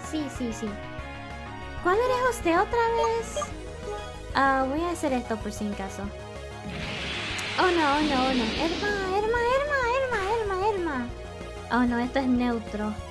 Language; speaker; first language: Spanish; early bilingual, heritage; English